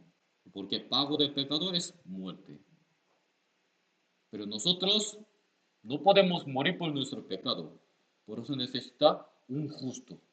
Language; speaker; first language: Spanish; non-native, learner; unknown